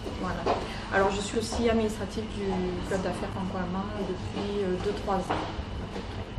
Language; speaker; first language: French; native; French